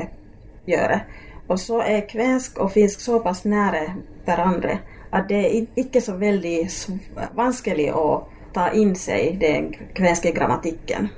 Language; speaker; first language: Swedish; non-native, local second language; Finnish